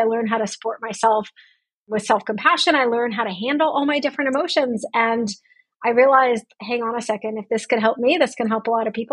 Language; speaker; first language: English; non-native, fluent; Russian